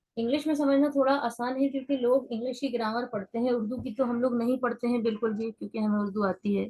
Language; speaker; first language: Urdu; native; Urdu